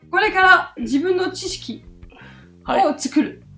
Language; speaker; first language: Japanese; non-native, fluent; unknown